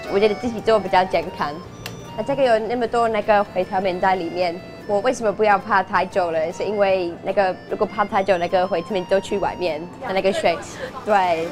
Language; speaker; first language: Chinese; non-native, learner; English